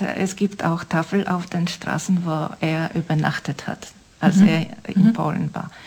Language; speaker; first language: German; non-native, fluent; Polish